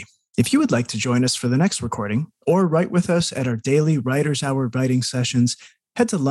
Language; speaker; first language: English; native; English